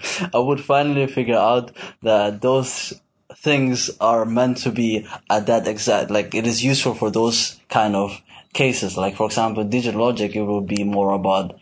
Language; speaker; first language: English; non-native, fluent; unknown